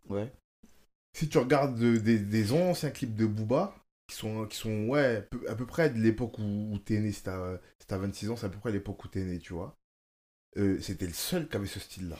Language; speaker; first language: French; native; French